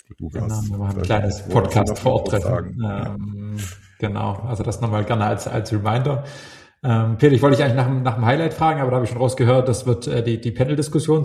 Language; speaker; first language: German; native; German